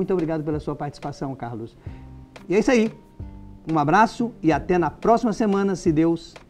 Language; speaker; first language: Portuguese; native; Portuguese